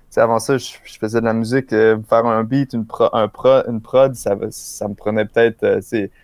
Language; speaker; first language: French; native; French